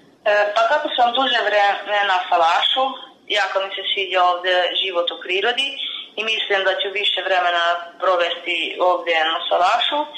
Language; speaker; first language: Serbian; non-native, local second language; Hungarian